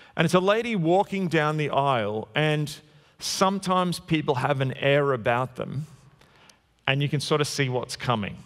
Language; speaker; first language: English; native; English